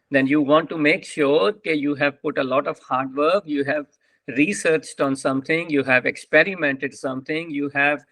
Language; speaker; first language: English; non-native, local second language; Punjabi